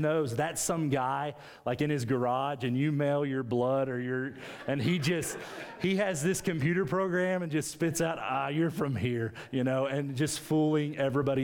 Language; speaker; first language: English; native; English